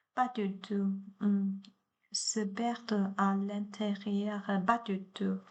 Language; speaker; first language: French; non-native, learner; Chinese